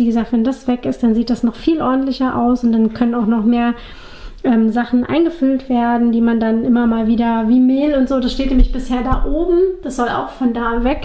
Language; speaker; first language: German; native; German